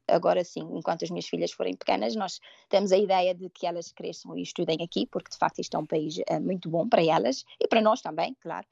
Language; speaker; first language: Portuguese; native; Portuguese